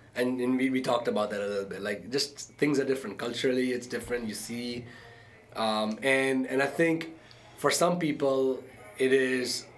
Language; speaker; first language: English; early bilingual, other home language; Arabic